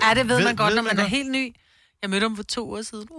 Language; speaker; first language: Danish; native; Danish